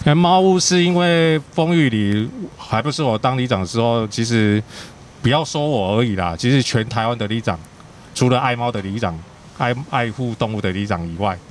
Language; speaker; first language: Chinese; native; Chinese